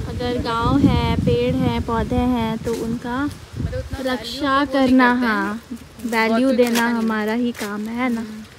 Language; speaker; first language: Hindi; native; Hindi